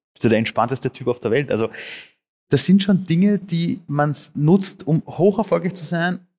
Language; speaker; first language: German; early bilingual, other home language; Persian